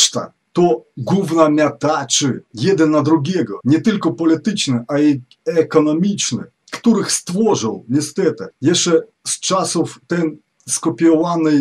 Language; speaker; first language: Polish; non-native, fluent; Ukrainian